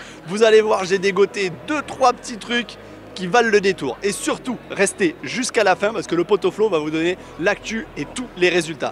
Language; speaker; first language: French; native; French